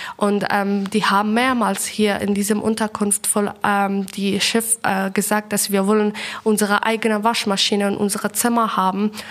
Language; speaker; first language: German; non-native, fluent; Persian